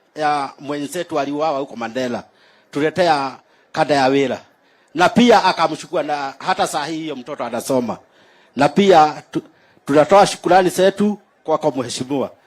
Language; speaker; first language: Swahili; non-native, local second language; Kikuyu